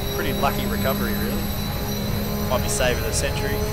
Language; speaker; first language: English; native; English